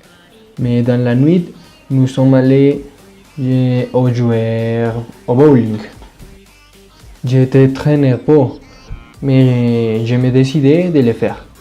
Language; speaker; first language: French; non-native, learner; Spanish